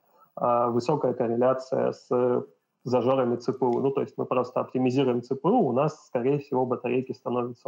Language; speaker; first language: Russian; native; Russian